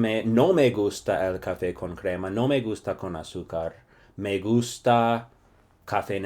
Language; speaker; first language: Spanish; non-native, fluent; English